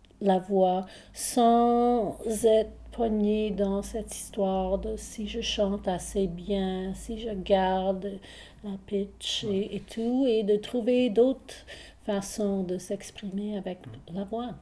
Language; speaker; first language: French; non-native, local second language; English